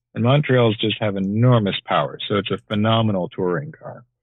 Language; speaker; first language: English; native; English